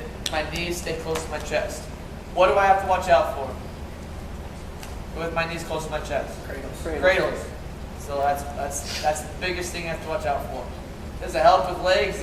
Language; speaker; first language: English; native; English